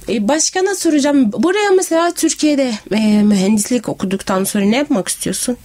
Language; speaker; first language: Turkish; native; Turkish